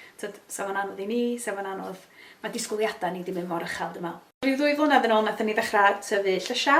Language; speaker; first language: Welsh; native; Welsh